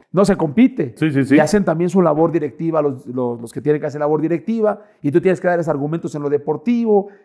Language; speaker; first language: Spanish; native; Spanish